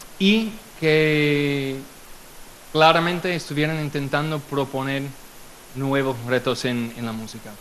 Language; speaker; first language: Spanish; non-native, fluent; English